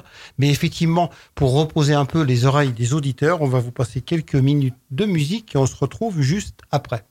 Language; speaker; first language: French; native; French